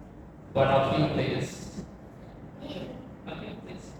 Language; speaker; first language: English; non-native, learner; Indonesian